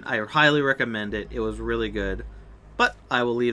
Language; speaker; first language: English; native; English